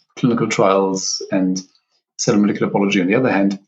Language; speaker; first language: English; non-native, fluent; German